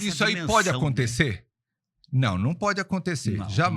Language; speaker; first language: Portuguese; native; Portuguese